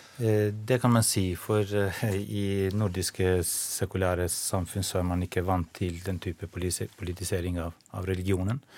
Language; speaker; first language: Norwegian; non-native, fluent; Albanian